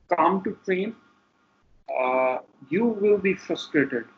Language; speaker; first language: English; non-native, local second language; Punjabi